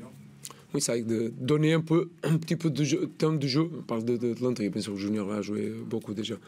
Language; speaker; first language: French; non-native, learner; Portuguese